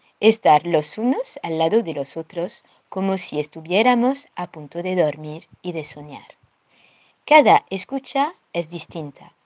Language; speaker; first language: Spanish; non-native, fluent; French